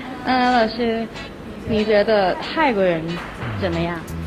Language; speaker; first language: Chinese; non-native, learner; Thai